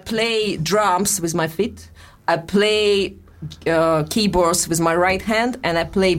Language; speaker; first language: English; non-native, fluent; Russian